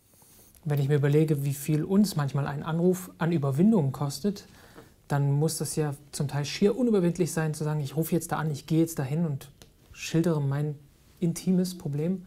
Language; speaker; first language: German; native; German